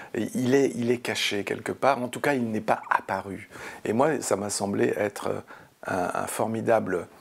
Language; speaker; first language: French; native; French